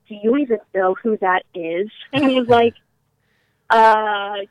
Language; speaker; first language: English; native; English